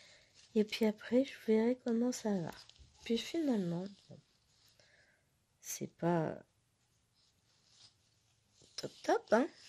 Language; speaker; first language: French; native; French